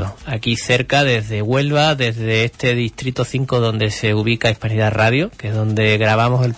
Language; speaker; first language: Spanish; native; Spanish